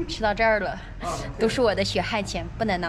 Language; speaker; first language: Chinese; native; Chinese